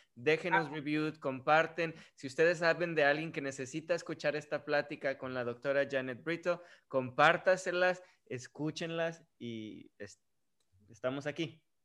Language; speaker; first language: Spanish; early bilingual, heritage; Spanish